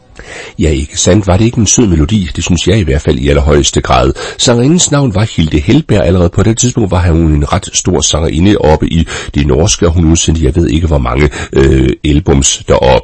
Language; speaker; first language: Danish; native; Danish